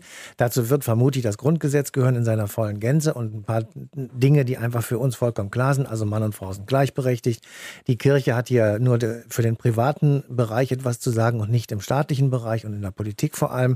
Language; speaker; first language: German; native; German